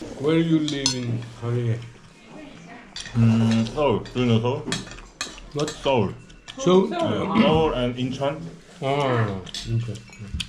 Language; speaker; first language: English; non-native, learner; Korean